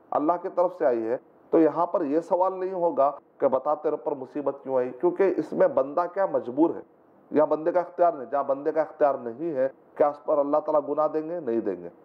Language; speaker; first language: Urdu; native; Urdu